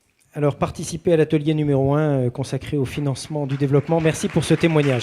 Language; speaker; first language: French; native; French